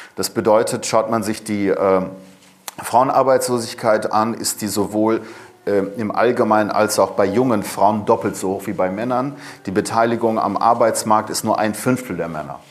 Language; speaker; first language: German; early bilingual, other home language; Persian